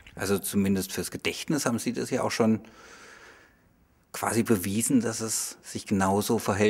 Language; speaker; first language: German; native; German